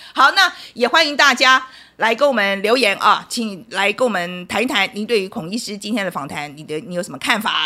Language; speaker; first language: Chinese; native; Chinese